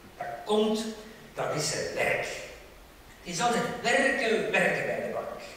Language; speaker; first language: Dutch; native; Dutch